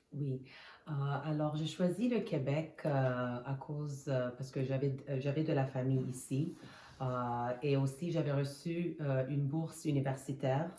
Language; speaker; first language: French; non-native, fluent; Armenian